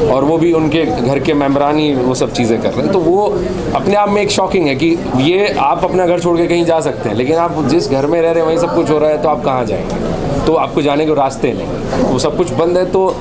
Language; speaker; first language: Hindi; native; Hindi